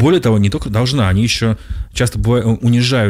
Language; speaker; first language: Russian; native; Russian